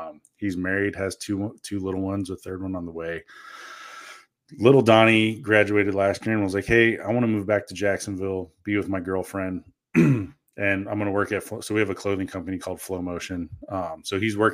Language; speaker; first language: English; early bilingual, other home language; Korean